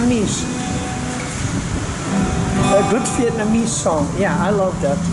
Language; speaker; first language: English; non-native, fluent; Dutch